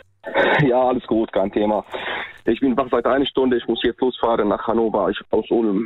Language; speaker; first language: German; non-native, learner; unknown